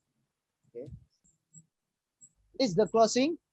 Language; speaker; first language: English; non-native, fluent; Indonesian